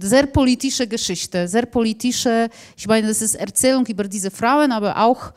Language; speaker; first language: German; non-native, fluent; Polish